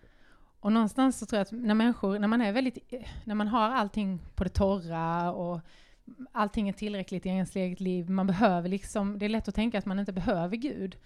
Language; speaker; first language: Swedish; native; Swedish